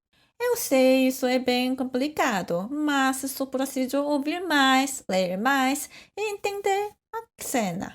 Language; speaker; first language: Portuguese; non-native, fluent; Korean